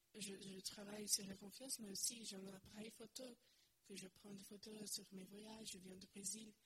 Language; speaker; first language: French; non-native, learner; Portuguese